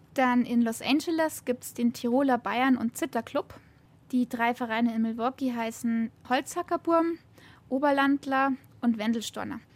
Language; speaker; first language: German; native; German